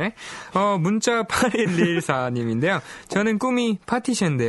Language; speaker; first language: Korean; native; Korean